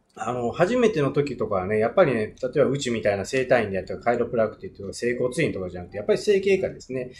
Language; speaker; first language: Japanese; native; Japanese